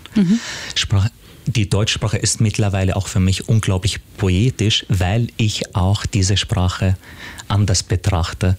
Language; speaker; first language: German; non-native, fluent; Arabic